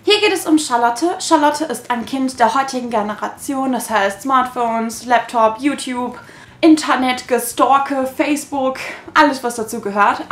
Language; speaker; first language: German; native; German